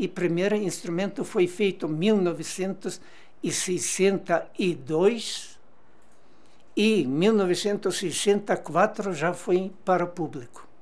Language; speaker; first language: Portuguese; non-native, learner; Ukrainian